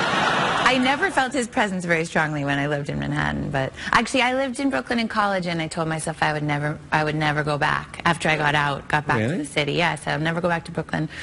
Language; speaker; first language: English; native; English